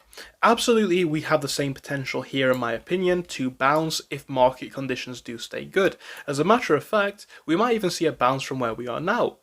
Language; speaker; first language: English; native; English